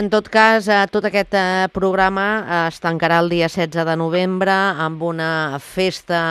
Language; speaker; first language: Catalan; native; Catalan